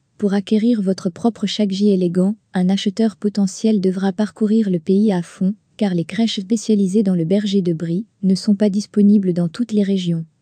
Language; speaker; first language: French; native; French